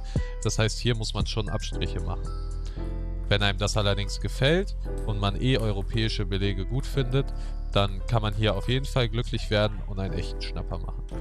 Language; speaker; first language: German; native; German